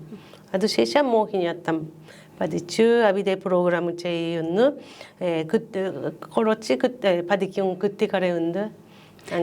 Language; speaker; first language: Malayalam; non-native, learner; Japanese